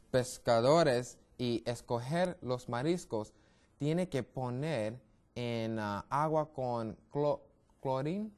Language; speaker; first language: Spanish; non-native, learner; English